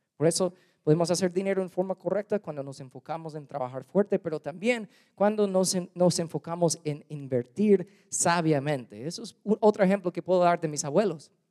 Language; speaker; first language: Spanish; non-native, fluent; English